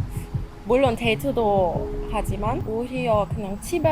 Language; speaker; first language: Korean; non-native, fluent; German